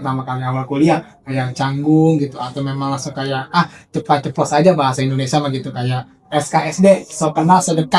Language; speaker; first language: Indonesian; native; Indonesian